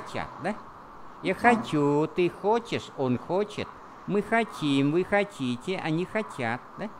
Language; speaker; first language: Russian; non-native, fluent; Vietnamese